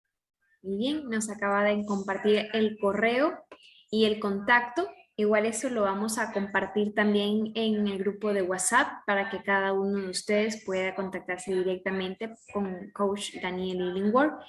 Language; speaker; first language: Spanish; native; Spanish